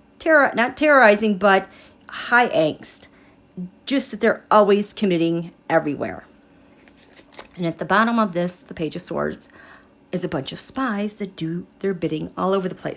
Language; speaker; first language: English; native; English